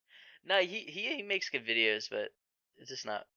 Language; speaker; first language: English; native; English